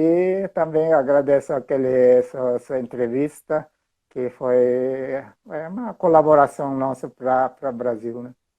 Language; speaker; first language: Portuguese; non-native, fluent; Filipino